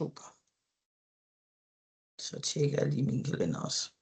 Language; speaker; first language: Danish; native; Danish